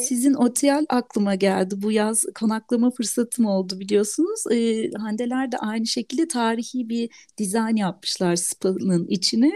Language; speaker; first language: Turkish; native; Turkish